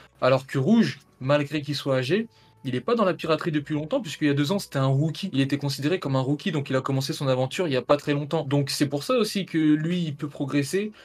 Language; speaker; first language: French; native; French